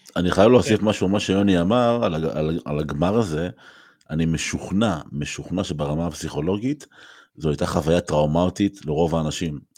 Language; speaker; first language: Hebrew; native; Hebrew